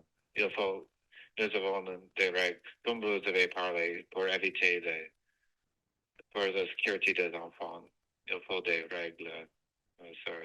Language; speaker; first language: French; non-native, fluent; English